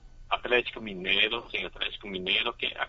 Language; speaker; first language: Portuguese; non-native, fluent; Chinese